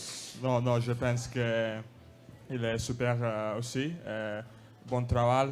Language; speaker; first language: French; non-native, learner; Russian